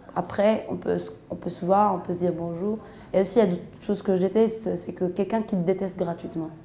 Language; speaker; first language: French; non-native, local second language; Arabic